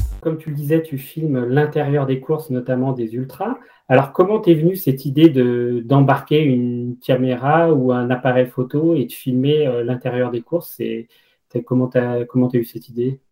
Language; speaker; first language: French; native; French